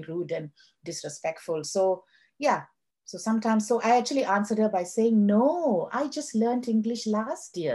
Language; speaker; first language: English; non-native, local second language; Tamil